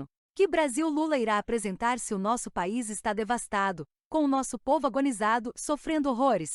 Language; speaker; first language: Portuguese; native; Portuguese